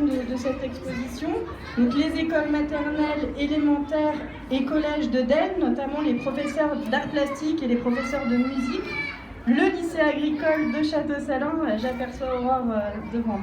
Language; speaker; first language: French; native; French